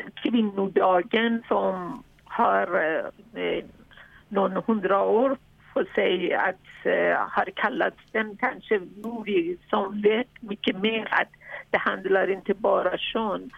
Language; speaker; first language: Swedish; non-native, fluent; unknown